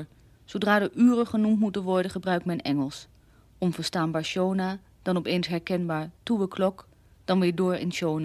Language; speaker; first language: Dutch; native; Dutch